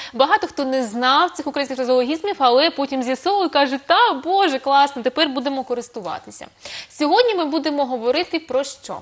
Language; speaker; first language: Ukrainian; native; Ukrainian